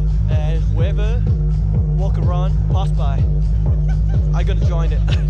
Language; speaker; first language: English; non-native, local second language; Cantonese